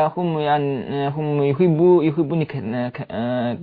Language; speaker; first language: Arabic; non-native, learner; Chinese